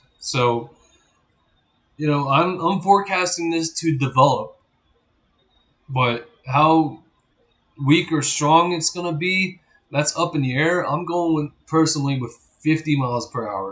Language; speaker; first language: English; native; English